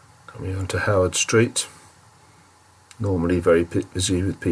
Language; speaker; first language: English; native; English